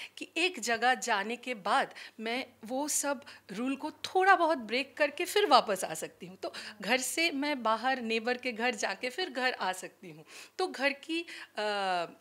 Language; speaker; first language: Hindi; non-native, local second language; Bangla